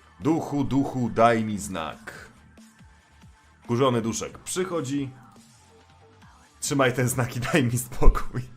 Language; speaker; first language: Polish; native; Polish